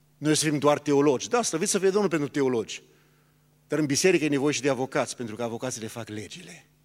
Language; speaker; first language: Romanian; early bilingual, heritage; Romanian